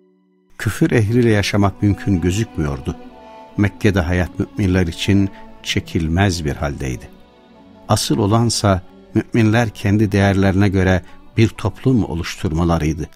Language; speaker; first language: Turkish; native; Turkish